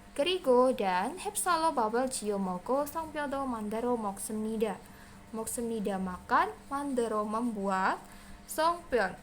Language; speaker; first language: Korean; non-native, fluent; Indonesian